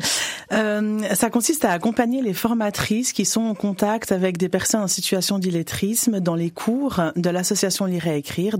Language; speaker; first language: French; native; French